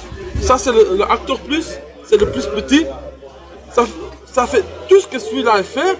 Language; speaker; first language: French; non-native, learner; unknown